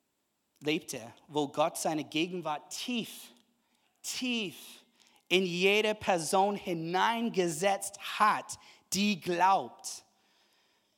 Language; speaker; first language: German; non-native, fluent; English